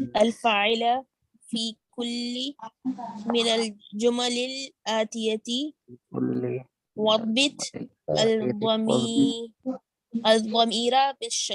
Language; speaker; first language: Arabic; non-native, learner; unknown